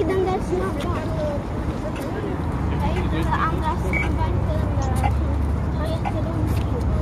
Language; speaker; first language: Swedish; early bilingual, other home language; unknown